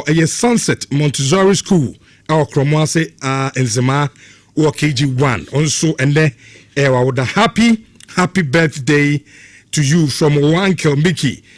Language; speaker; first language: English; non-native, local second language; Akan